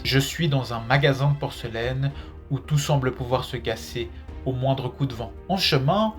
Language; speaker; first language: French; native; French